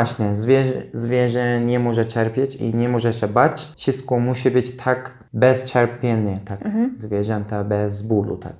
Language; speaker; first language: Polish; non-native, fluent; Turkish